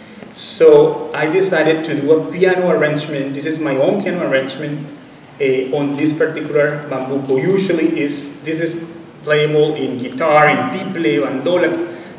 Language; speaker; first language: English; non-native, fluent; Spanish